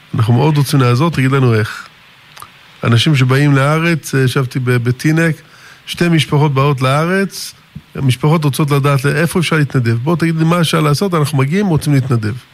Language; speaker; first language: Hebrew; early bilingual, other home language; English